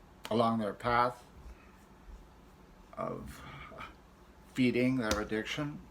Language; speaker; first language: English; native; English